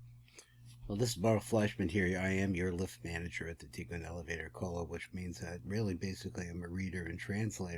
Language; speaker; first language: English; native; English